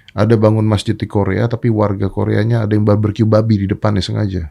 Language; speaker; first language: Indonesian; native; Indonesian